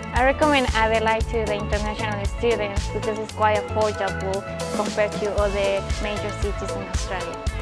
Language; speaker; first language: English; non-native, fluent; Spanish